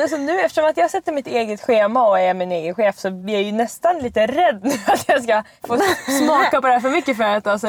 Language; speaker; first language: Swedish; native; Swedish